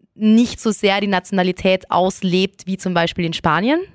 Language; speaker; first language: German; native; German